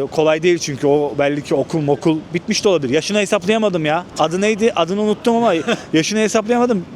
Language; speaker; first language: Turkish; native; Turkish